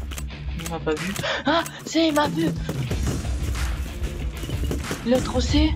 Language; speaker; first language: French; native; French